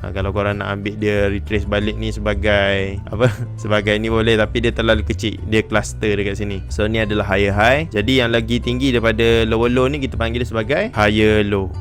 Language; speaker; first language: Malay; native; Malay